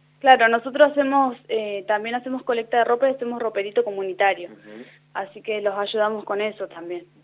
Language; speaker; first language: Spanish; native; Spanish